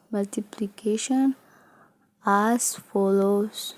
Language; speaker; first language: English; non-native, local second language; Amharic